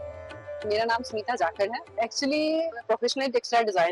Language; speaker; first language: Hindi; native; Hindi